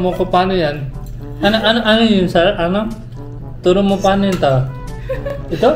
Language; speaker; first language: Filipino; non-native, learner; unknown